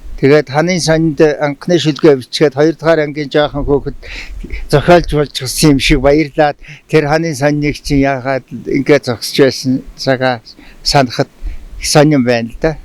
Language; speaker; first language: Mongolian; non-native, local second language; Tuvinian